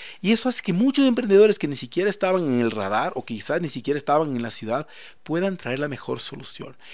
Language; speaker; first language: Spanish; native; Spanish